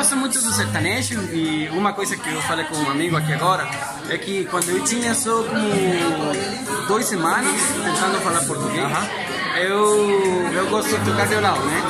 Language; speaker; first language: Portuguese; non-native, learner; Spanish